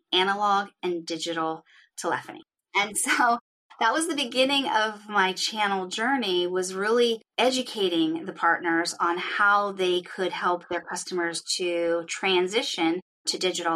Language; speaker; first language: English; native; English